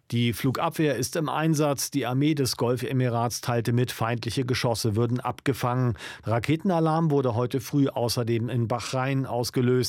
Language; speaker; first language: German; native; German